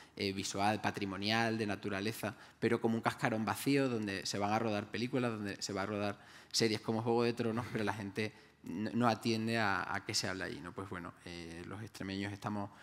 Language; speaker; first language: Spanish; non-native, local second language; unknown